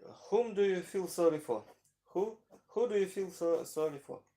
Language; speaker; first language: English; non-native, learner; Ukrainian